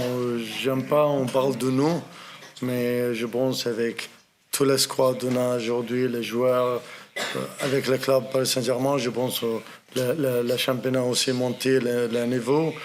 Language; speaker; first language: French; non-native, learner; Arabic